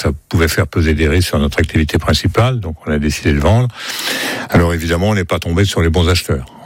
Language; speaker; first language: French; native; French